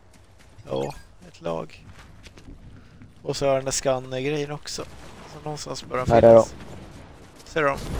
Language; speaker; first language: Swedish; native; Swedish